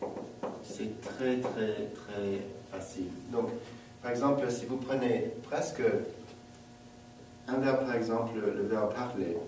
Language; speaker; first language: French; non-native, fluent; English